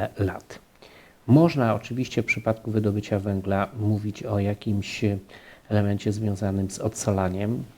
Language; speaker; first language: Polish; native; Polish